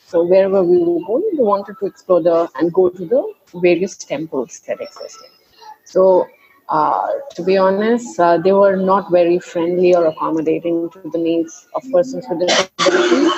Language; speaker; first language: English; non-native, local second language; Hindi